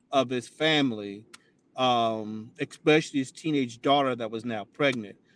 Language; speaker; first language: English; native; English